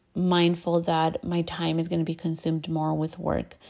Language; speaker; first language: English; early bilingual, other home language; Spanish